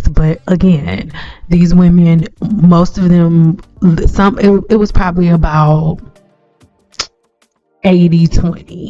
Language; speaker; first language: English; native; English